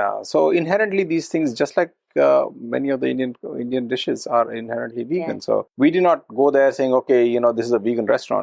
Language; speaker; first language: English; non-native, local second language; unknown